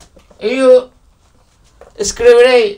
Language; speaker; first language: Portuguese; non-native, learner; Turkish